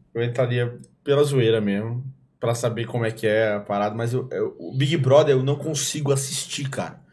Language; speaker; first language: Portuguese; native; Portuguese